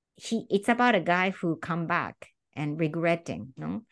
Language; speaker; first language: English; non-native, fluent; Japanese